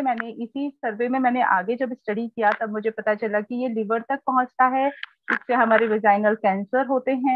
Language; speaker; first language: Hindi; native; Hindi